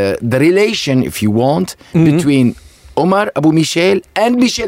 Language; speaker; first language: English; non-native, learner; Arabic